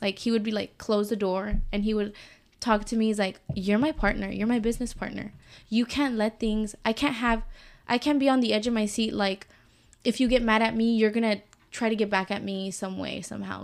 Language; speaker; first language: English; early bilingual, other home language; Spanish